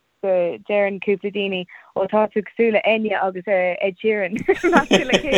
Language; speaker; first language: Irish; non-native, local second language; English